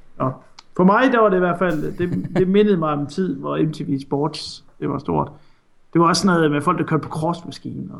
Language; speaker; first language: Danish; native; Danish